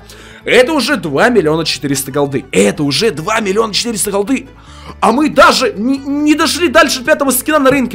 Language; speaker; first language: Russian; native; Russian